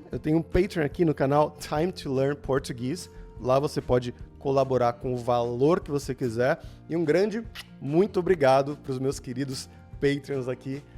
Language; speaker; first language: Portuguese; native; Portuguese